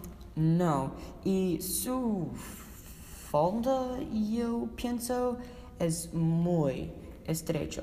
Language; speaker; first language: Spanish; non-native, learner; English